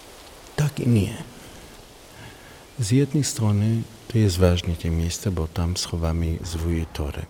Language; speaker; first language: Polish; non-native, learner; Hebrew